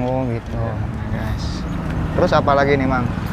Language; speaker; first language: Indonesian; native; Indonesian